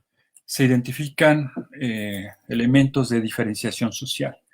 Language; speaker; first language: Spanish; native; Spanish